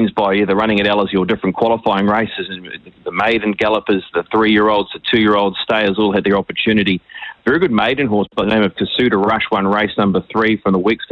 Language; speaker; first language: English; native; English